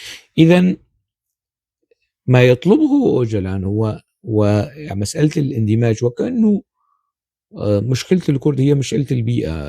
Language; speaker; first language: Arabic; non-native, local second language; Kurdish